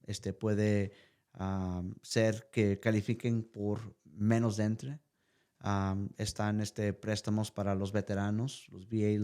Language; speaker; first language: Spanish; early bilingual, heritage; Spanish